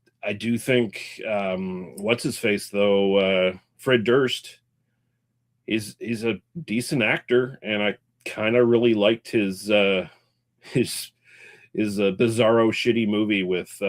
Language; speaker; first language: English; native; English